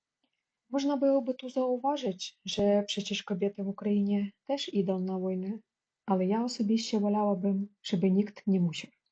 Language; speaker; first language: Polish; non-native, fluent; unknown